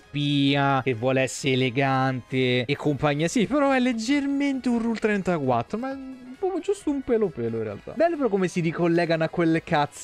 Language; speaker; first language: Italian; native; Italian